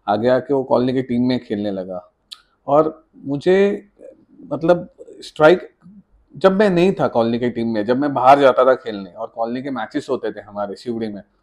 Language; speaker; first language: Hindi; non-native, local second language; Marathi